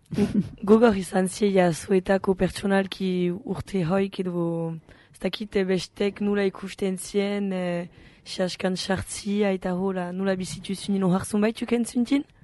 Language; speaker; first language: Basque; native; Basque